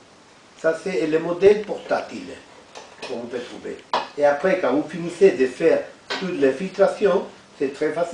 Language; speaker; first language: French; non-native, fluent; Spanish